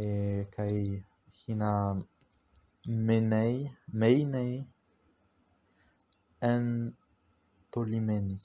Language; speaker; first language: Greek; non-native, fluent; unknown